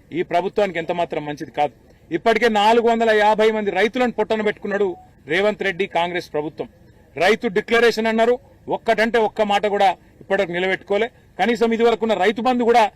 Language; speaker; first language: Telugu; native; Telugu